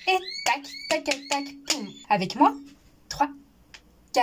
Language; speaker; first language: French; native; French